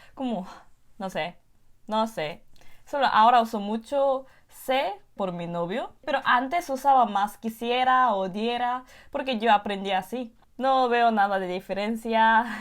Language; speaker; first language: Spanish; non-native, fluent; Korean